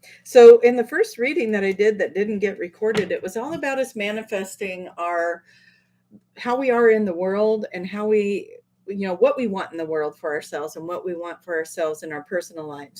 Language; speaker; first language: English; native; English